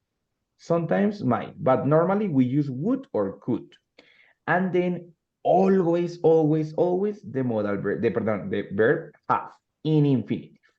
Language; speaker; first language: English; non-native, fluent; Spanish